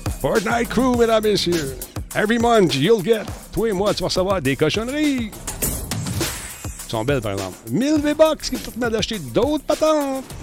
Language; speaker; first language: French; native; French